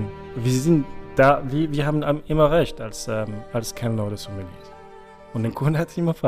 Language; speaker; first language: German; non-native, fluent; French